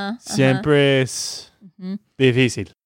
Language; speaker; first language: Spanish; non-native, learner; English